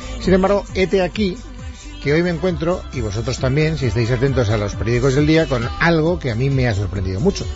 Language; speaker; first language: Spanish; native; Spanish